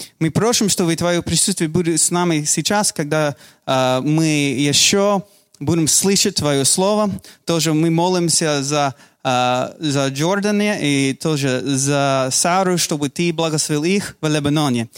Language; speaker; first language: Russian; non-native, fluent; English